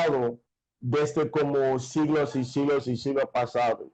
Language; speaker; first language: Spanish; non-native, fluent; English